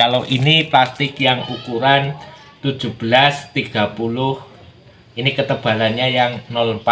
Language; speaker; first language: Indonesian; non-native, local second language; Javanese